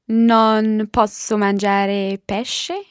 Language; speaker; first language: Italian; non-native, learner; English